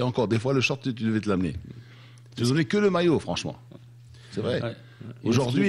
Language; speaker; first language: French; non-native, local second language; Arabic